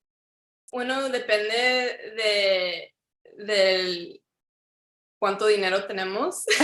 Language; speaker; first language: Spanish; early bilingual, heritage; Spanish